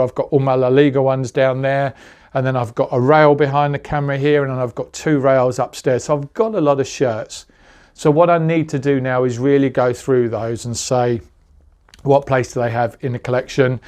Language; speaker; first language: English; native; English